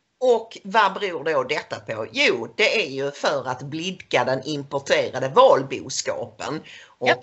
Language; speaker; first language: Swedish; native; Swedish